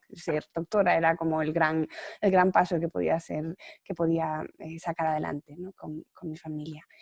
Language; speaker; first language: Spanish; native; Spanish